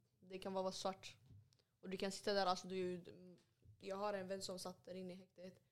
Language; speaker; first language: Swedish; early bilingual, other home language; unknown